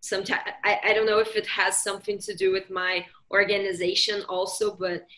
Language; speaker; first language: English; non-native, fluent; Portuguese